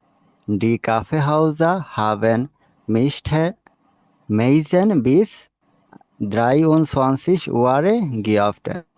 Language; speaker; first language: German; non-native, learner; Bangla